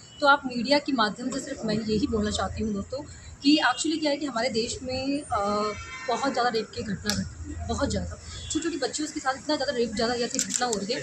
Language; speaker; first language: Hindi; native; Hindi